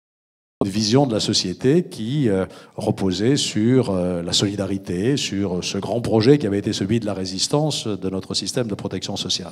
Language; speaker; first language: French; native; French